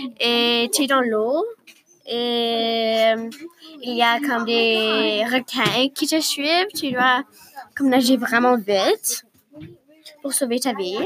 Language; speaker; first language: French; non-native, learner; English